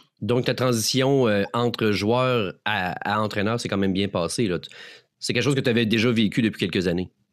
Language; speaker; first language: French; native; French